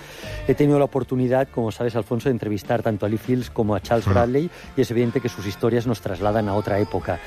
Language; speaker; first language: Spanish; native; Spanish